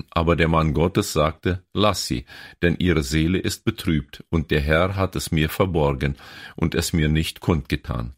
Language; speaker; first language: German; native; German